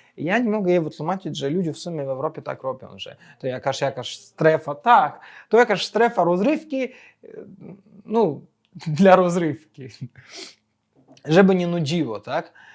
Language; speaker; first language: Polish; non-native, fluent; Azerbaijani